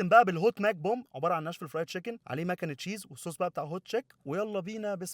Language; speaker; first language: Arabic; native; Arabic